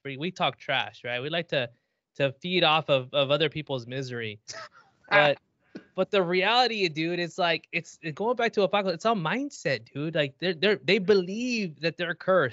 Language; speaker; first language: English; early bilingual, other home language; Spanish